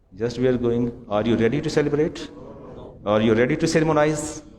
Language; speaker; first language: English; non-native, local second language; Urdu